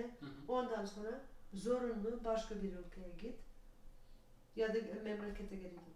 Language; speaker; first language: Turkish; non-native, learner; English